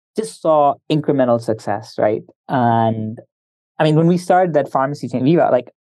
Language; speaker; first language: English; early bilingual, other home language; Hindi